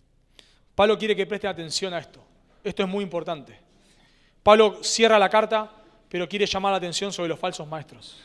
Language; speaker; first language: Spanish; native; Spanish